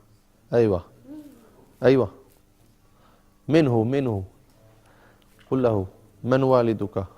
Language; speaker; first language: Arabic; non-native, fluent; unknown